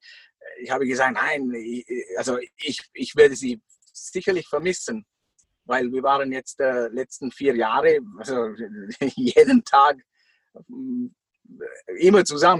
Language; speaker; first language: German; non-native, fluent; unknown